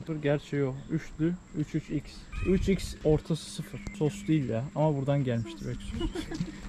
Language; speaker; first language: Turkish; native; Turkish